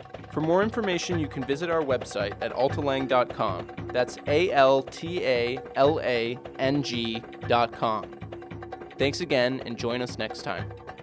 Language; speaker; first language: English; native; English